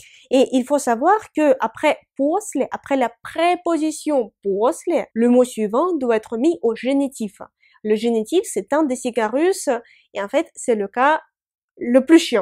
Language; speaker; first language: French; non-native, fluent; Russian